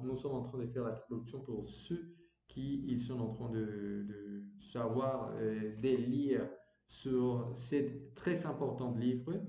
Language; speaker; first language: French; non-native, learner; Spanish